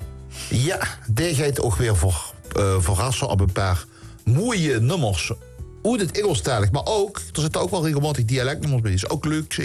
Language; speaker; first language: Dutch; native; Dutch